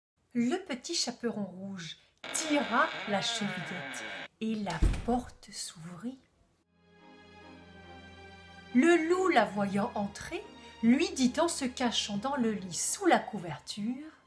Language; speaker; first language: French; native; French